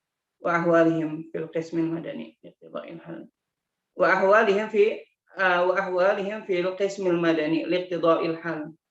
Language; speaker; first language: Arabic; non-native, fluent; Indonesian